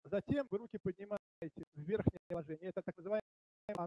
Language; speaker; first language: Czech; non-native, learner; Russian